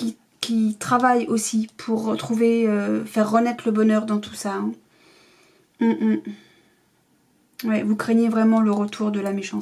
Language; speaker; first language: French; native; French